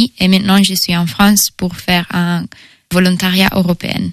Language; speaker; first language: French; non-native, fluent; Italian